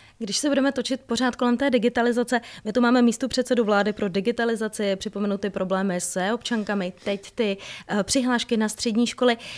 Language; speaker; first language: Czech; native; Czech